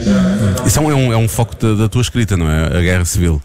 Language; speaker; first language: Portuguese; native; Portuguese